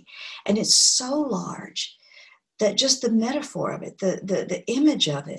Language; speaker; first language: English; native; English